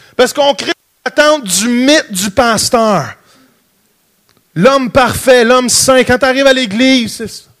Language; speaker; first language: French; native; French